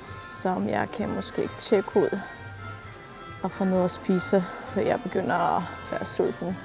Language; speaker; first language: Danish; non-native, fluent; Polish